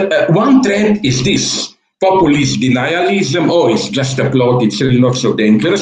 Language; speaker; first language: English; non-native, fluent; Slovenian